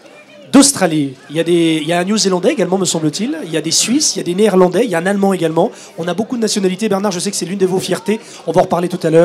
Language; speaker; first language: French; native; French